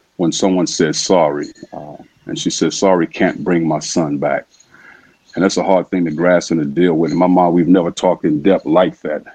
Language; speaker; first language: English; native; English